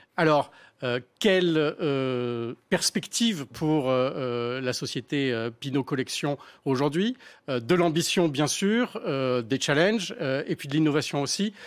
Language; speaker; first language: French; native; French